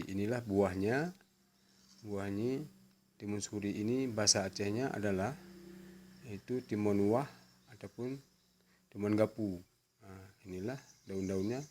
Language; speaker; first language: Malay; non-native, local second language; Achinese